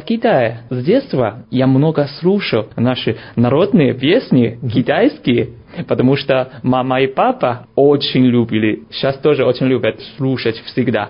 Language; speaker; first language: Russian; non-native, learner; Chinese